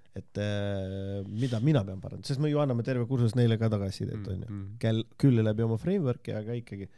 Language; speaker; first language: Estonian; non-native, local second language; Russian